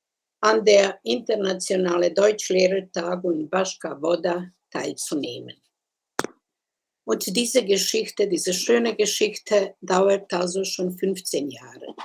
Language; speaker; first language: German; non-native, fluent; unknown